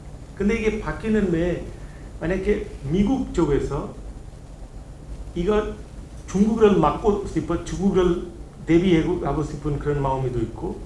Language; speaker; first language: Korean; non-native, learner; Hindi